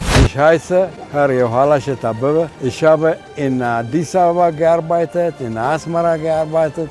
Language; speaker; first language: German; non-native, fluent; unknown